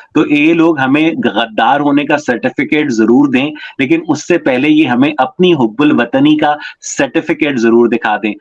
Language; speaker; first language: Urdu; native; Urdu